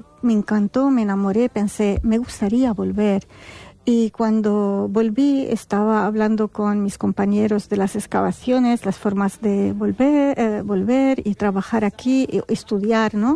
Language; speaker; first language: Spanish; non-native, fluent; Arabic